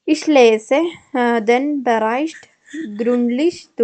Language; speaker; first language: German; non-native, learner; Malayalam